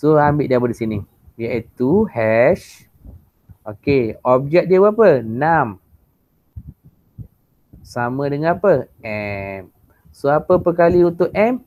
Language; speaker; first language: Malay; native; Malay